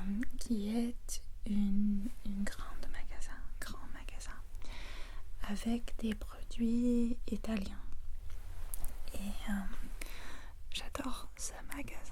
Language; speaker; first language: French; non-native, fluent; English